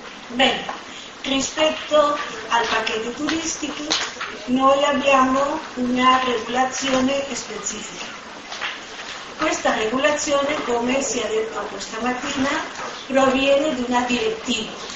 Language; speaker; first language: Spanish; native; Spanish